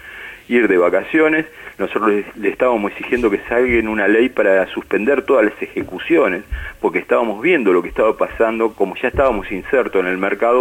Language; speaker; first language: Spanish; native; Spanish